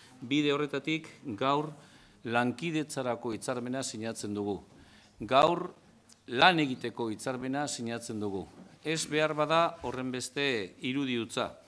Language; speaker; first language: Basque; native; Basque